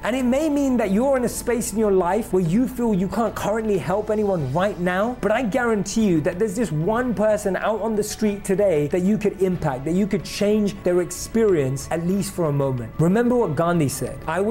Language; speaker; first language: English; native; English